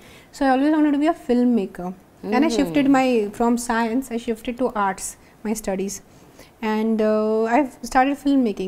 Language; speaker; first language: Telugu; non-native, local second language; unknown